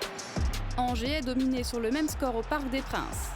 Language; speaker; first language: French; native; French